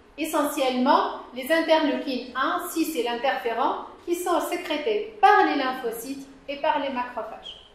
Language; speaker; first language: French; non-native, local second language; Arabic